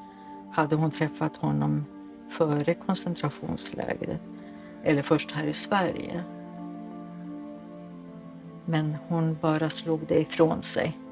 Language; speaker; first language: Swedish; early bilingual, other home language; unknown